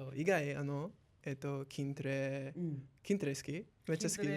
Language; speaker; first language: Japanese; non-native, learner; English